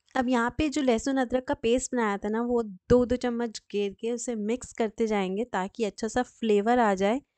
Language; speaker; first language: Hindi; native; Hindi